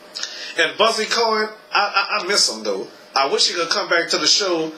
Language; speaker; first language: English; native; English